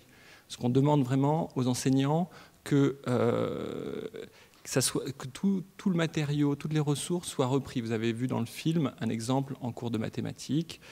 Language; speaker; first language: French; native; French